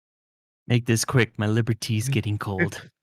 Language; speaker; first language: English; native; English